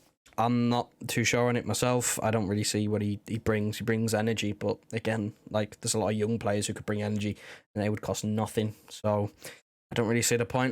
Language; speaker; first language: English; native; English